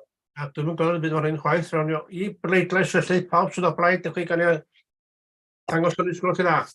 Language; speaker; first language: Welsh; native; Welsh